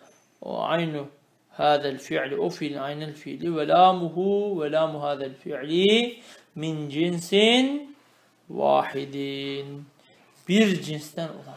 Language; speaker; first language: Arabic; non-native, fluent; Turkish